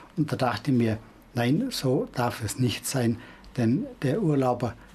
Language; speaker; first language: German; native; German